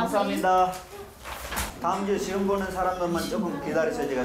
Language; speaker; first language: Korean; non-native, fluent; Sinhala